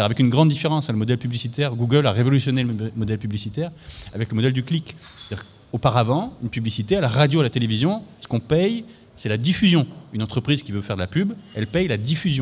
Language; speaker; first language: French; native; French